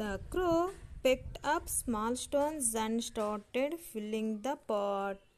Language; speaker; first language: English; non-native, local second language; Kannada